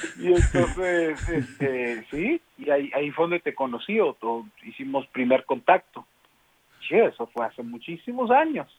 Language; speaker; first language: Spanish; early bilingual, heritage; Spanish